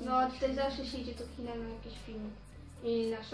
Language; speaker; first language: Polish; early bilingual, heritage; Polish